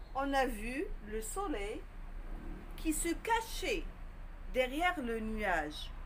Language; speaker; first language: French; non-native, local second language; Arabic